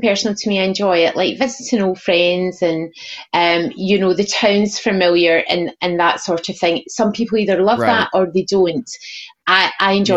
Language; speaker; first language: English; native; English